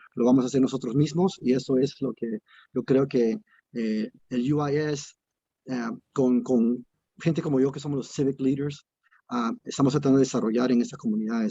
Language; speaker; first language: Spanish; early bilingual, other home language; English